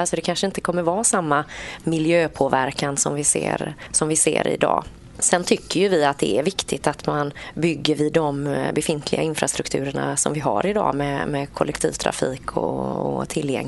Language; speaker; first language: Swedish; native; Swedish